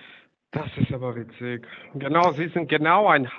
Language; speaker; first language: German; non-native, fluent; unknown